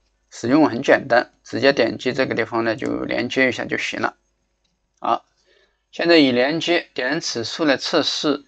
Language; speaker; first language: Chinese; native; Chinese